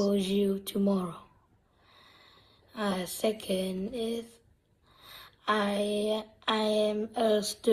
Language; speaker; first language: English; non-native, learner; Vietnamese